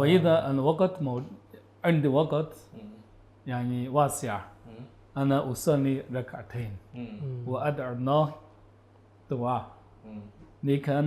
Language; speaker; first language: Arabic; non-native, learner; Chinese